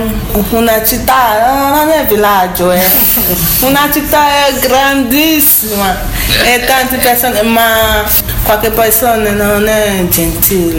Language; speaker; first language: Italian; non-native, learner; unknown